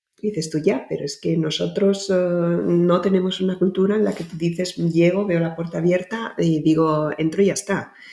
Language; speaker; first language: Spanish; native; Spanish